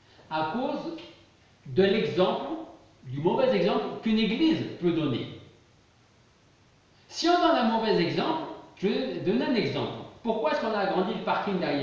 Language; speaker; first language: French; native; French